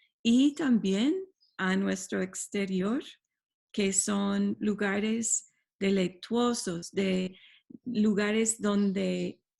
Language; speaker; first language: Spanish; non-native, fluent; English